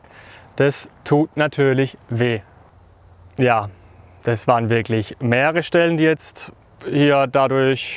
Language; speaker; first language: German; native; German